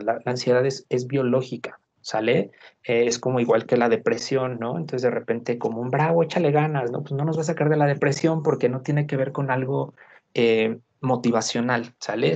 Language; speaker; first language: Spanish; native; Spanish